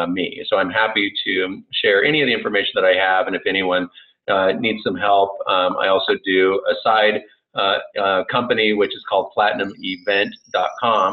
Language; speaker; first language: English; native; English